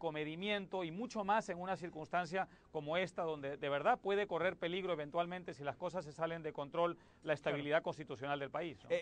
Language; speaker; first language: Spanish; native; Spanish